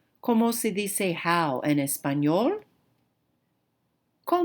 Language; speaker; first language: Spanish; non-native, fluent; English